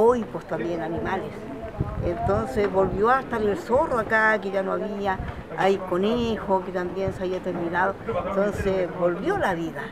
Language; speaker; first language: Spanish; native; Spanish